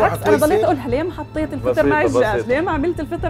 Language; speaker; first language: Arabic; native; Arabic